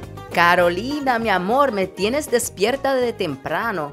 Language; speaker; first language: Spanish; early bilingual, heritage; Spanish